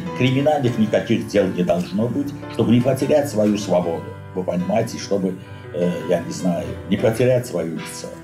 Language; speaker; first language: Russian; non-native, local second language; Azerbaijani